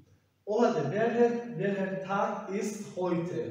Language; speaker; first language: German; non-native, learner; Turkish